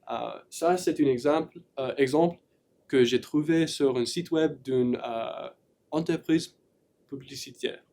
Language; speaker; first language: French; non-native, learner; English